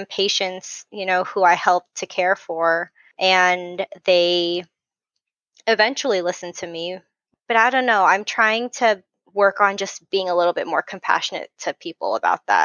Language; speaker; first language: English; native; English